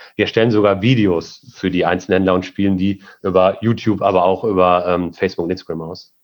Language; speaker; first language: German; native; German